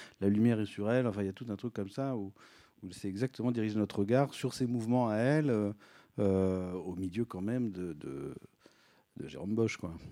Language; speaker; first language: French; native; French